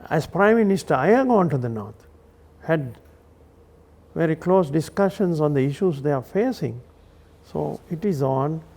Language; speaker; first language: English; non-native, local second language; Sinhala